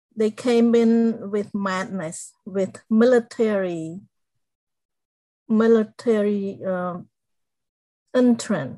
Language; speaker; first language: English; non-native, fluent; Khmer